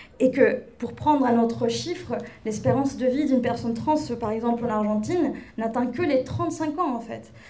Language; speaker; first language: French; non-native, fluent; Spanish